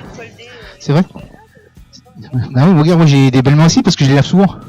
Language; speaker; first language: French; native; French